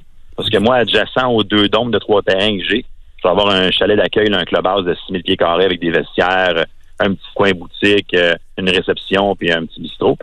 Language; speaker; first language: French; native; French